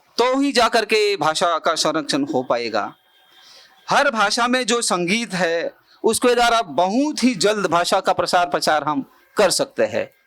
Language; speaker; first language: Hindi; non-native, local second language; Bhili